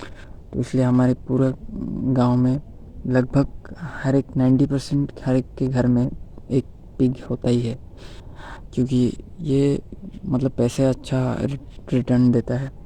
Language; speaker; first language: Hindi; non-native, local second language; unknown